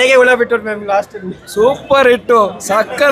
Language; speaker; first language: Kannada; native; Kannada